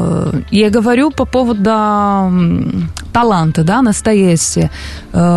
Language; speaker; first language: Russian; non-native, learner; Portuguese